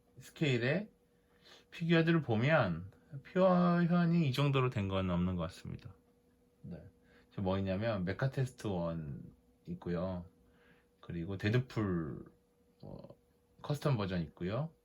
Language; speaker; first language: Korean; native; Korean